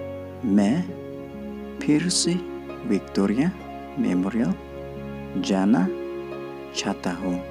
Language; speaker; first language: Hindi; non-native, local second language; Khasi